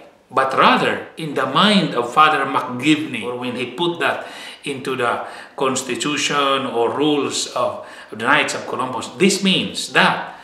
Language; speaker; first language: English; non-native, fluent; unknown